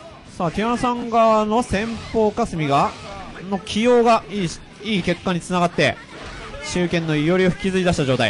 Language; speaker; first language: Japanese; native; Japanese